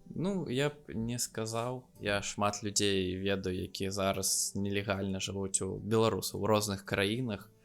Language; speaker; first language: Belarusian; non-native, local second language; Russian